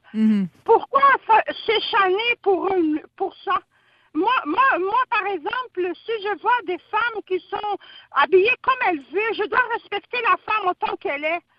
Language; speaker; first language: French; non-native, fluent; Portuguese